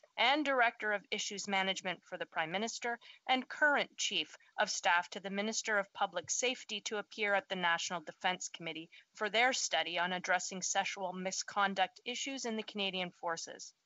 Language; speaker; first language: English; native; English